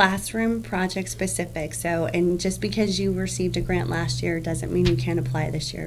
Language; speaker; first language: English; native; English